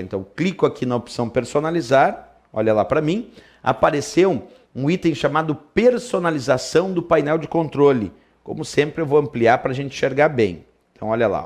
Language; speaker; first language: Portuguese; native; Portuguese